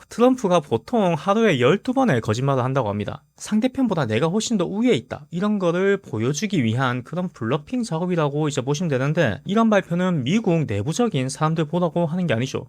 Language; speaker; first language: Korean; native; Korean